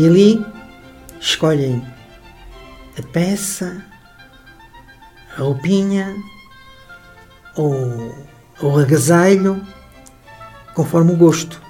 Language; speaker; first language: Portuguese; native; Portuguese